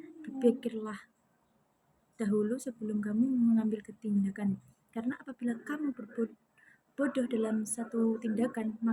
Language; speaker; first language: Indonesian; native; Indonesian